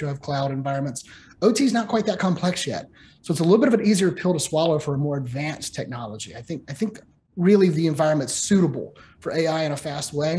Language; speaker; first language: English; native; English